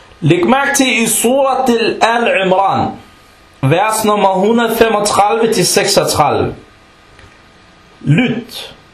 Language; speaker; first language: Danish; non-native, fluent; Arabic